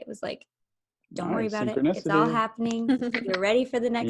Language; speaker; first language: English; native; English